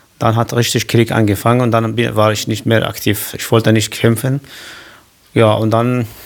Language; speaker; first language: German; non-native, learner; Kurdish